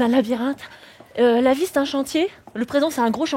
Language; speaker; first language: French; native; French